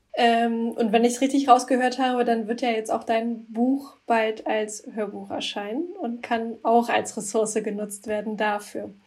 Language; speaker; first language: German; native; German